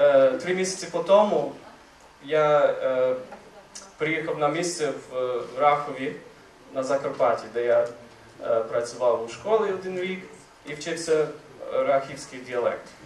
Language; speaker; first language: Ukrainian; non-native, fluent; English